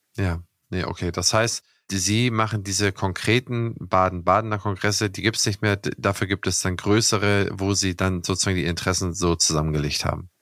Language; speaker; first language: German; native; German